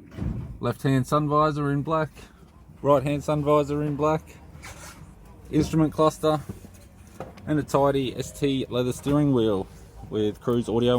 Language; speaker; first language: English; native; English